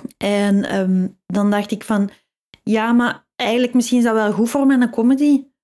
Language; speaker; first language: Dutch; native; Dutch